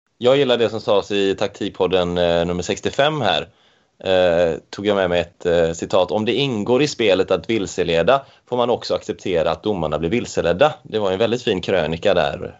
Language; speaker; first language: Swedish; native; Swedish